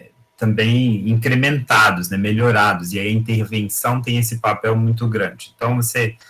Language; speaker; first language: Portuguese; native; Portuguese